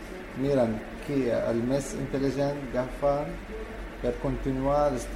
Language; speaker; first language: Catalan; non-native, learner; Arabic